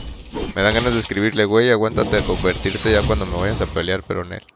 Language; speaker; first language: Spanish; native; Spanish